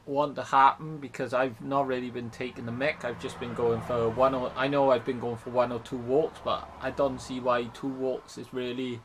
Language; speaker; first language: English; native; English